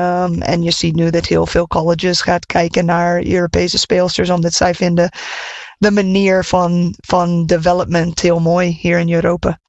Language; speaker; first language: Dutch; non-native, fluent; English